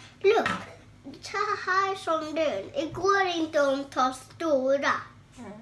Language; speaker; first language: Swedish; early bilingual, other home language; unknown